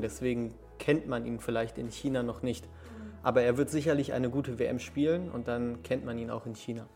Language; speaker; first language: German; early bilingual, other home language; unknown